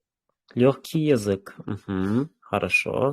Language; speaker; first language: Russian; non-native, fluent; Uzbek